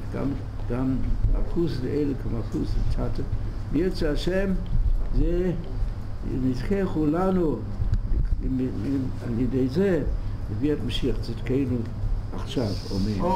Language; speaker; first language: Hebrew; non-native, fluent; English